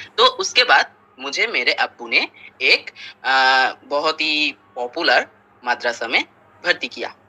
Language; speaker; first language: Hindi; non-native, fluent; Bangla